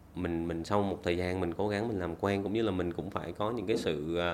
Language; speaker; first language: Vietnamese; native; Vietnamese